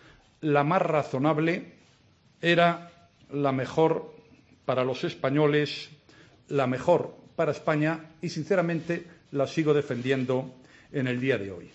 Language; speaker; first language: Spanish; native; Spanish